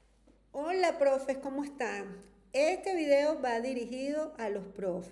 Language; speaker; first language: Spanish; native; Spanish